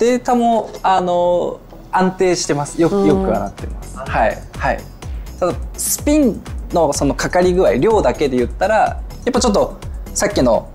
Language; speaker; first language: Japanese; native; Japanese